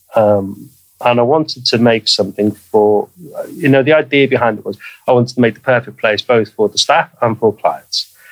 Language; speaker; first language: English; native; English